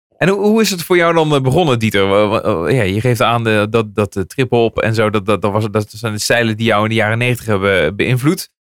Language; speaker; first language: Dutch; native; Dutch